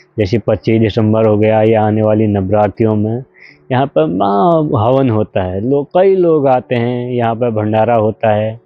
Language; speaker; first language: Hindi; native; Hindi